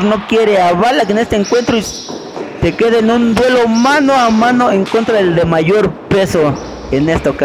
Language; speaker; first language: Spanish; native; Spanish